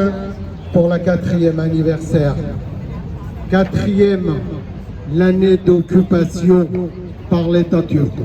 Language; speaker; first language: French; non-native, learner; Kurdish